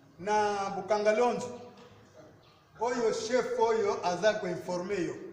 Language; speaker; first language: Lingala; non-native, local second language; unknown